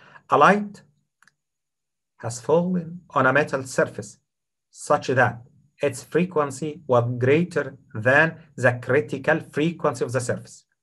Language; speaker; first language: English; non-native, fluent; Arabic